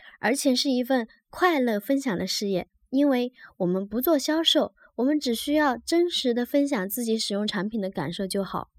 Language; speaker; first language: Chinese; native; Chinese